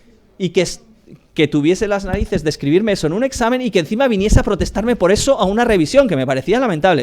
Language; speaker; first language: Spanish; native; Spanish